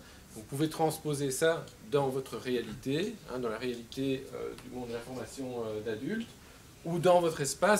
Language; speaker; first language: French; native; French